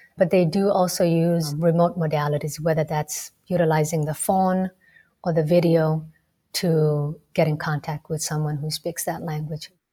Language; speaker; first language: English; non-native, local second language; Somali